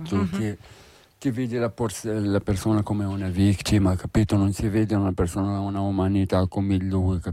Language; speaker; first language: Italian; non-native, learner; Arabic